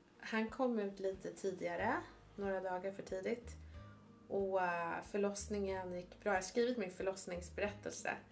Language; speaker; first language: Swedish; native; Swedish